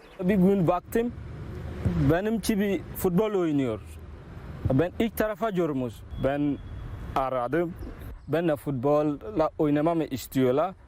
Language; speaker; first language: Turkish; non-native, learner; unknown